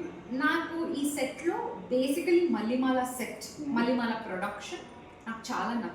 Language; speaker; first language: Telugu; non-native, local second language; Kannada